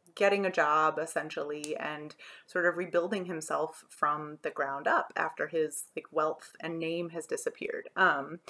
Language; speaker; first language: English; native; English